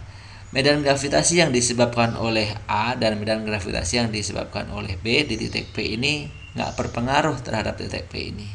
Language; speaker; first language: Indonesian; native; Indonesian